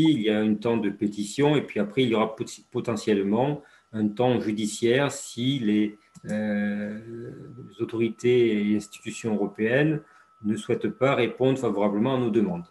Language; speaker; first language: French; native; French